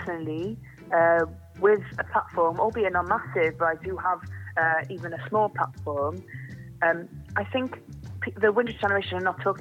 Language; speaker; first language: English; native; English